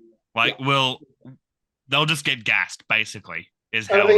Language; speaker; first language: English; native; English